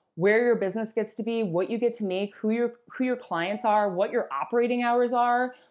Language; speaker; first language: English; native; English